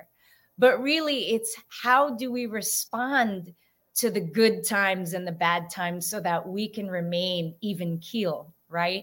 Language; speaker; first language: English; native; English